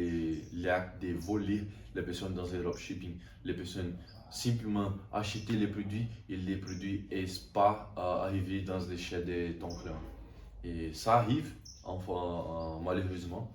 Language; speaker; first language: French; non-native, learner; Portuguese